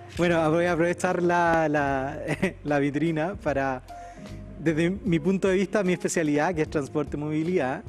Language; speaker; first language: Spanish; native; Spanish